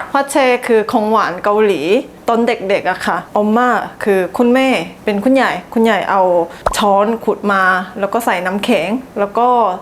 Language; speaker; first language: Thai; non-native, fluent; Korean